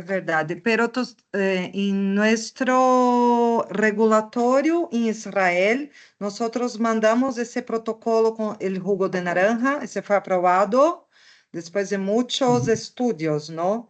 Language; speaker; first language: Spanish; non-native, learner; Portuguese